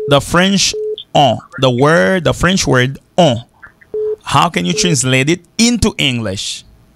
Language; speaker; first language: English; non-native, fluent; Haitian Creole